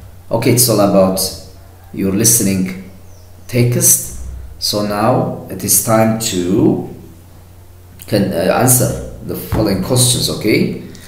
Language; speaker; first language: English; non-native, fluent; Amharic